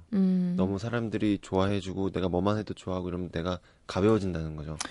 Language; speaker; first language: Korean; native; Korean